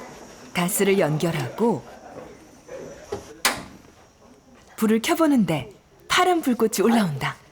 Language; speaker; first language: Korean; native; Korean